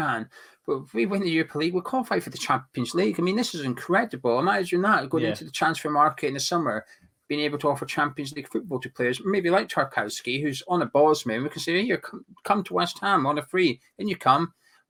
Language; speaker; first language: English; native; English